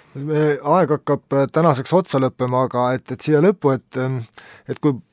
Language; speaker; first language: Estonian; native; Estonian